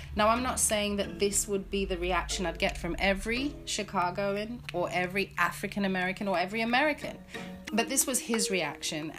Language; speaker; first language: English; native; English